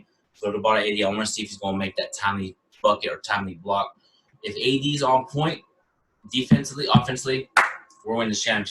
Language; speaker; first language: English; native; English